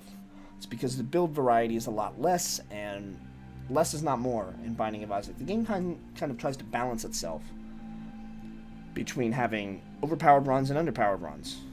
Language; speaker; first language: English; native; English